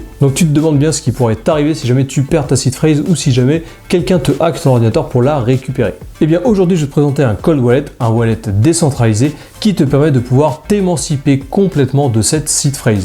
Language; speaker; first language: French; native; French